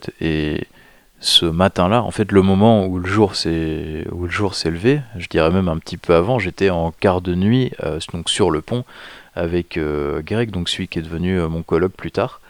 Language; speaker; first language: French; native; French